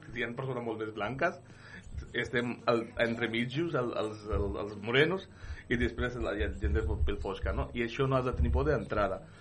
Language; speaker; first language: Catalan; non-native, fluent; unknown